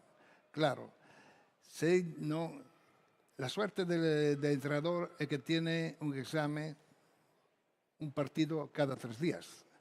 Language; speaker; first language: Spanish; non-native, fluent; Italian